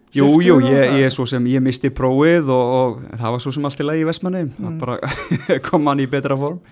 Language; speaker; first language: Icelandic; native; Icelandic